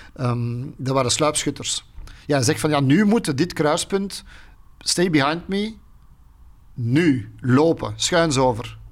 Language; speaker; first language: Dutch; native; Dutch